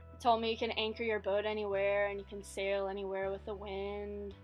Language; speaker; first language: English; native; English